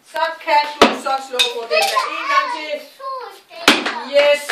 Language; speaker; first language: Danish; native; Danish